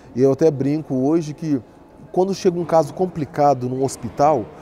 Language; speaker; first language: Portuguese; native; Portuguese